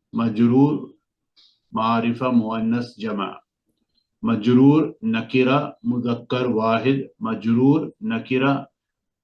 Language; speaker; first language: Arabic; non-native, learner; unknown